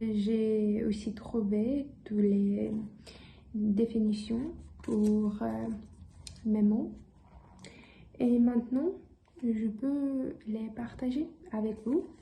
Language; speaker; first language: French; non-native, learner; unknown